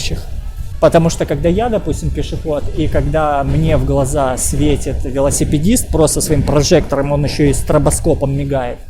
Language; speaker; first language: Russian; native; Russian